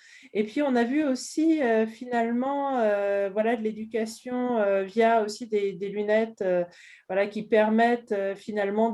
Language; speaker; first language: French; native; French